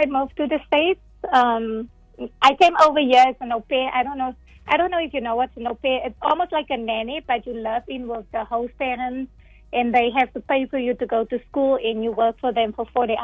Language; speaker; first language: English; non-native, local second language; Dutch